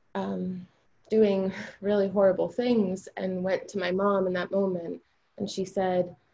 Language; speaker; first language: English; early bilingual, other home language; Albanian